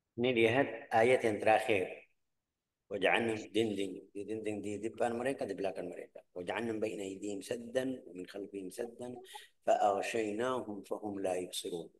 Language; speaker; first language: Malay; non-native, fluent; Arabic